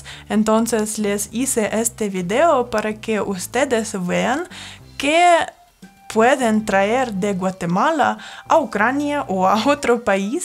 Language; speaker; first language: Spanish; non-native, fluent; Russian